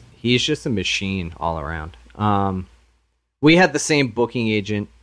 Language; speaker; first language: English; native; English